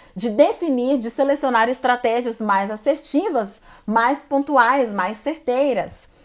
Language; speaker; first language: Portuguese; native; Portuguese